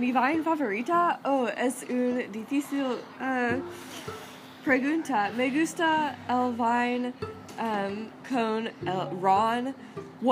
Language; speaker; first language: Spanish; non-native, learner; English